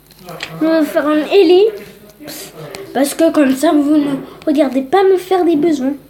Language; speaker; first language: French; early bilingual, other home language; Polish